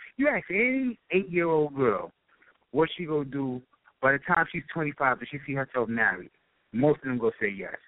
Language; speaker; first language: English; native; English